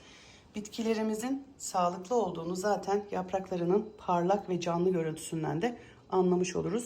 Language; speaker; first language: Turkish; native; Turkish